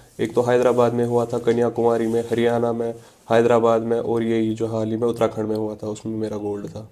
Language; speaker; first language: Urdu; non-native, local second language; Kashmiri